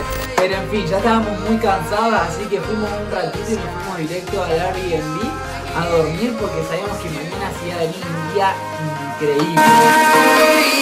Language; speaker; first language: Spanish; native; Spanish